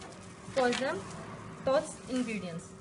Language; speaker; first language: Catalan; non-native, learner; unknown